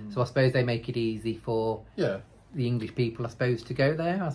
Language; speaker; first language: English; native; English